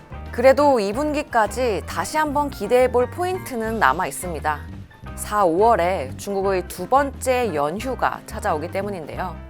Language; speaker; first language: Korean; native; Korean